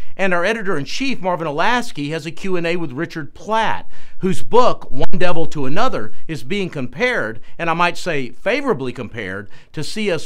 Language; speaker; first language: English; native; English